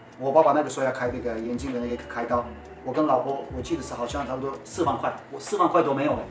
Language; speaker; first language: Chinese; non-native, fluent; Turkish